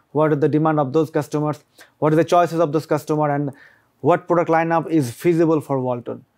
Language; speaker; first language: English; non-native, local second language; Bangla